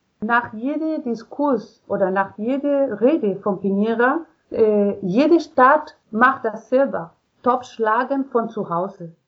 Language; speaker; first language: German; non-native, fluent; Spanish